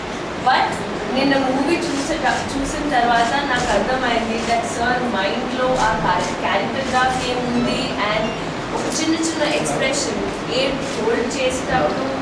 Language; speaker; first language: Telugu; non-native, local second language; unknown